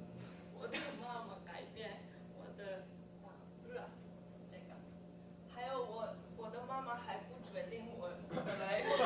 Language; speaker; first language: Chinese; early bilingual, heritage; English